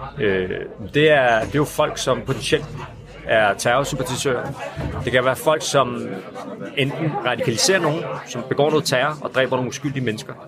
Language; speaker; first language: Danish; early bilingual, other home language; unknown